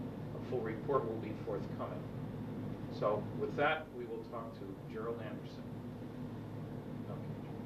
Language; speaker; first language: English; native; English